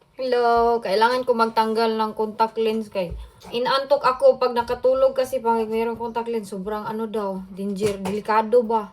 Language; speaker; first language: Filipino; non-native, local second language; Cebuano